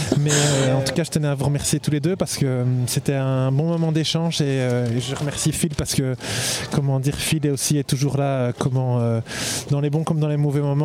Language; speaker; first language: French; native; French